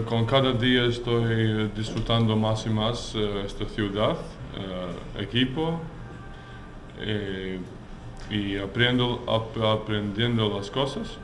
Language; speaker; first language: Spanish; non-native, learner; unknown